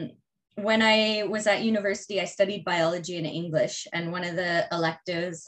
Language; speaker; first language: English; native; English